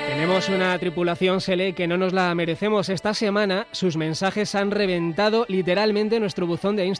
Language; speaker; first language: Spanish; native; Spanish